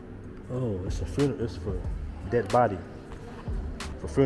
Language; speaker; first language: English; native; English